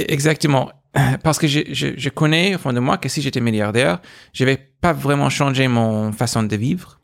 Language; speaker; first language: French; non-native, fluent; English